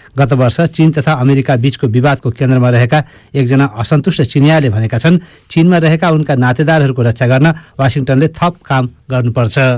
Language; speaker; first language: Nepali; native; Nepali